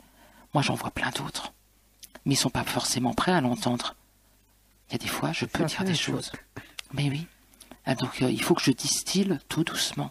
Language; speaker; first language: French; native; French